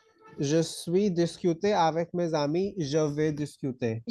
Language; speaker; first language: French; non-native, fluent; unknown